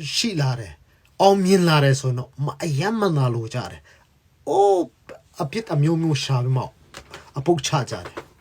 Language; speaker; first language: Burmese; non-native, local second language; Hakha Chin